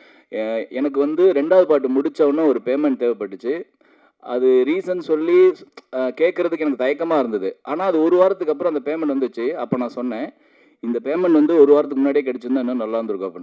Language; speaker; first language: Tamil; native; Tamil